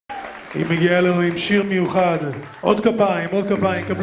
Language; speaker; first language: Hebrew; native; Hebrew